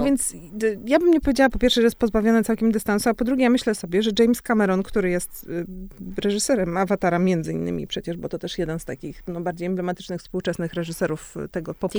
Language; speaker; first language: Polish; native; Polish